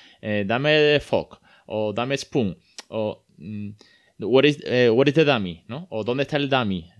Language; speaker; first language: Spanish; native; Spanish